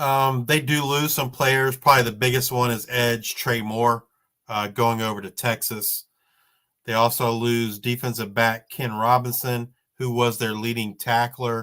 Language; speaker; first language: English; native; English